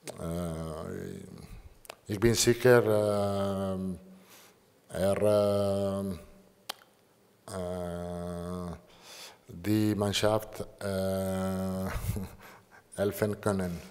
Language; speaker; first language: German; non-native, learner; Italian